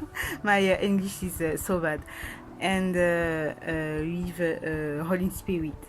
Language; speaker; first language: English; non-native, learner; French